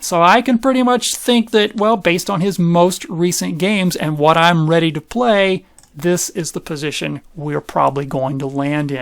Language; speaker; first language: English; native; English